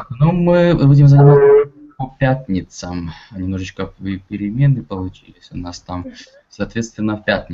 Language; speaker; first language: Russian; native; Russian